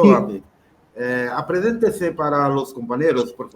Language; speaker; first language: Spanish; non-native, learner; Portuguese